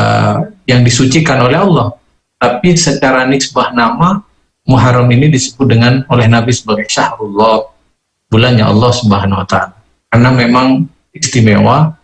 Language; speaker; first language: Indonesian; native; Indonesian